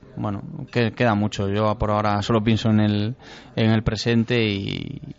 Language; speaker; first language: Spanish; native; Spanish